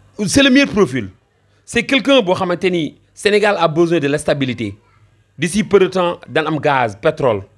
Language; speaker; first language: French; non-native, local second language; Wolof